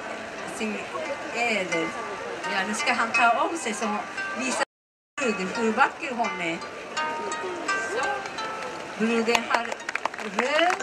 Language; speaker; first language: Swedish; non-native, learner; Japanese